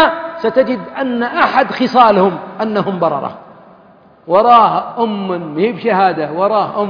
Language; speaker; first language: Arabic; native; Arabic